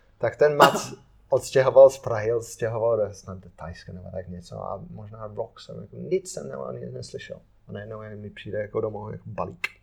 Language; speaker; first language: Czech; non-native, fluent; English